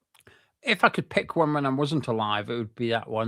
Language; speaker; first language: English; native; English